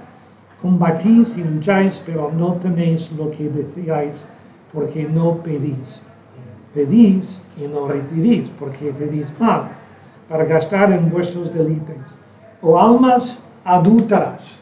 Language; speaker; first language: Spanish; non-native, fluent; English